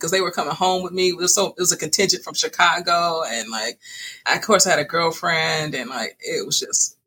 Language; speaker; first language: English; native; English